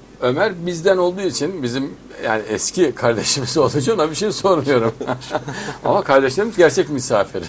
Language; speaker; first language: Turkish; native; Turkish